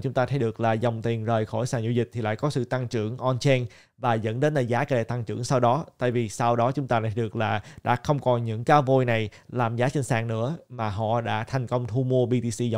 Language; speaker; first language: Vietnamese; native; Vietnamese